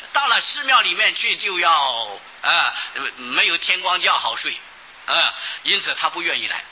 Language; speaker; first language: Chinese; non-native, local second language; Hakka Chinese